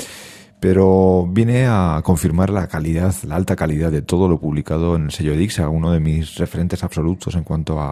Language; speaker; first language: Spanish; native; Spanish